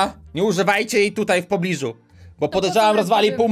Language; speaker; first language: Polish; native; Polish